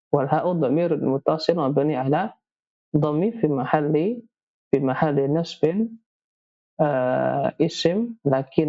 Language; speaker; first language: Arabic; non-native, fluent; Indonesian